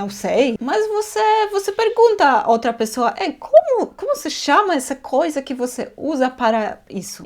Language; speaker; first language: Portuguese; non-native, fluent; Polish